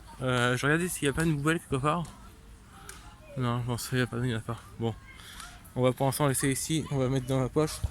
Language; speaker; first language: French; native; French